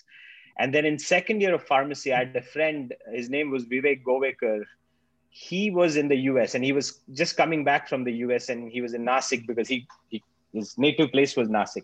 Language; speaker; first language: English; non-native, local second language; Marathi